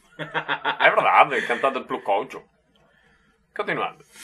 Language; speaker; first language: Portuguese; native; Portuguese